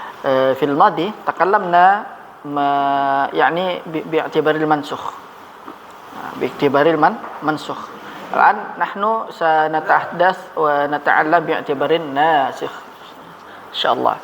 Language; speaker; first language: Arabic; non-native, fluent; Indonesian